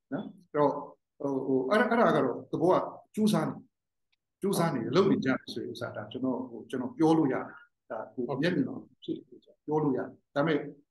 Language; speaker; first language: Burmese; non-native, local second language; Hakha Chin